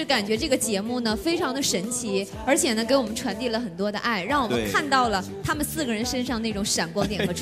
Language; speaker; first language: Chinese; native; Chinese